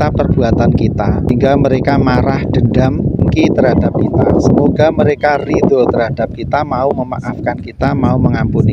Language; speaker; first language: Indonesian; native; Indonesian